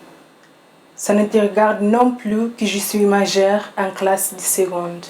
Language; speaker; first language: French; non-native, learner; Portuguese